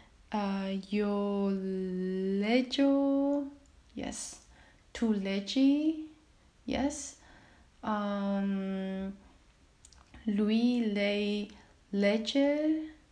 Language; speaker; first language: Italian; non-native, learner; Chinese